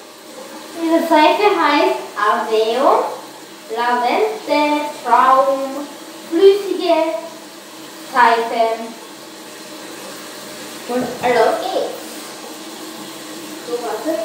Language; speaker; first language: German; non-native, learner; Bulgarian